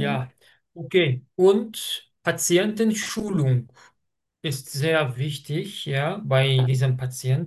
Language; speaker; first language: German; non-native, learner; Turkish